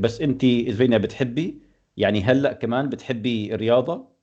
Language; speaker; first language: Arabic; native; Arabic